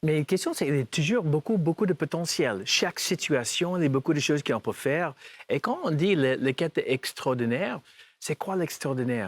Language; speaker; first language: French; non-native, fluent; English